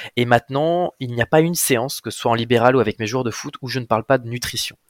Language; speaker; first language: French; native; French